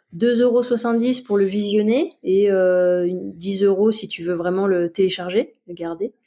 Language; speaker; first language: French; native; French